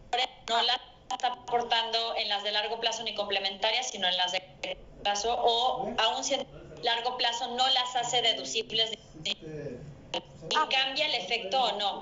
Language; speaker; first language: Spanish; native; Spanish